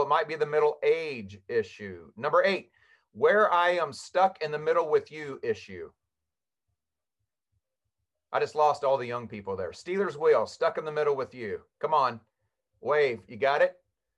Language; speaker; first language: English; native; English